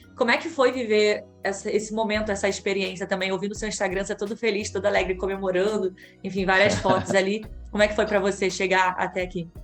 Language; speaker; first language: Portuguese; native; Portuguese